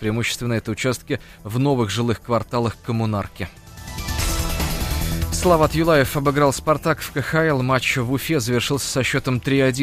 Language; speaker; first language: Russian; native; Russian